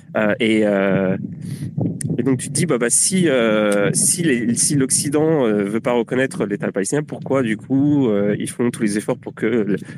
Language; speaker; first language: French; native; French